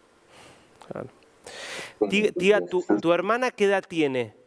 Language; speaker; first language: Spanish; native; Spanish